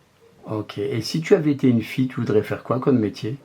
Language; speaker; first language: French; native; French